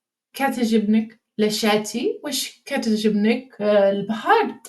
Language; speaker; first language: Arabic; non-native, learner; English